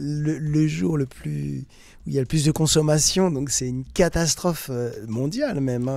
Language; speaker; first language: French; native; French